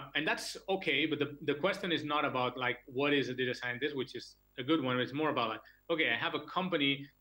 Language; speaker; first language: English; non-native, fluent; Catalan